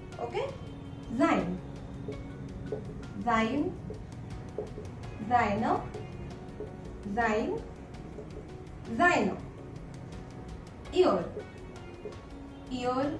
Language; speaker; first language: German; non-native, fluent; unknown